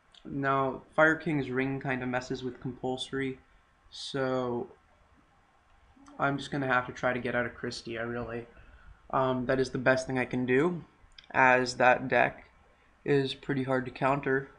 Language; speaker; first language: English; native; English